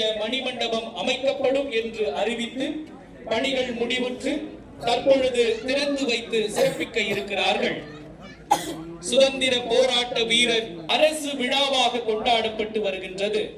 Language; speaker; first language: Tamil; native; Tamil